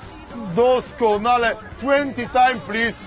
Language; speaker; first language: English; non-native, learner; Polish